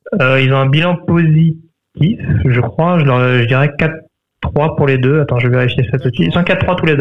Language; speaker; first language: French; native; French